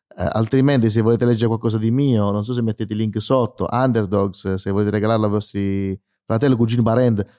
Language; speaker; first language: Italian; native; Italian